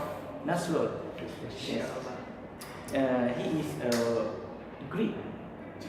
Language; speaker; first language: English; non-native, learner; Malay